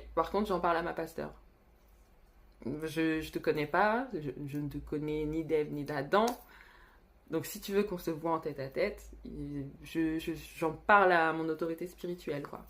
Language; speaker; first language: French; native; French